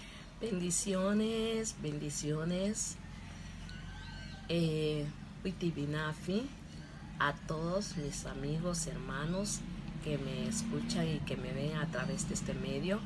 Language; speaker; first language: Spanish; non-native, local second language; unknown